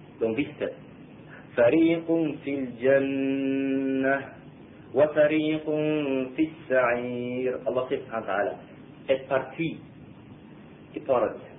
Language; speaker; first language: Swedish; non-native, fluent; Arabic